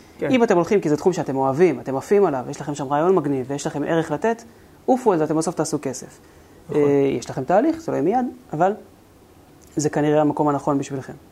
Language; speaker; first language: Hebrew; native; Hebrew